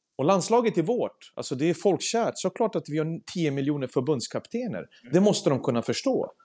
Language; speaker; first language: Swedish; early bilingual, other home language; Serbian